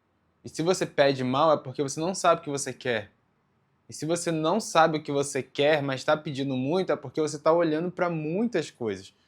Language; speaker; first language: Portuguese; native; Portuguese